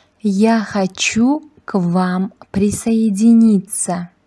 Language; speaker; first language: Russian; non-native, fluent; Uzbek